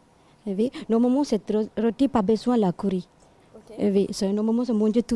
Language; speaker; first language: French; non-native, learner; Tamil